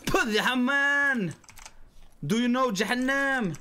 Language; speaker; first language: English; non-native, fluent; Swedish